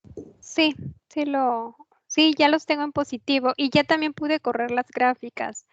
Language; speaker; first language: Spanish; native; Spanish